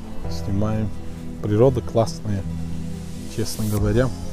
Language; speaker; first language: Russian; non-native, fluent; Tajik